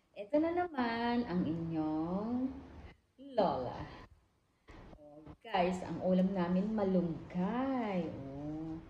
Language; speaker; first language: Filipino; non-native, local second language; Iloko